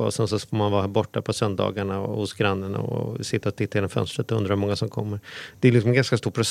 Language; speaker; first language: Swedish; native; Swedish